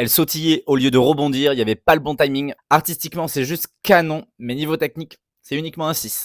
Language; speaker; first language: French; native; French